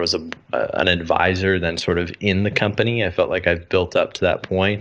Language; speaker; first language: English; native; English